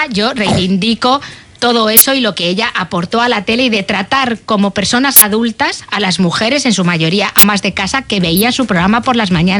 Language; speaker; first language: Spanish; native; Spanish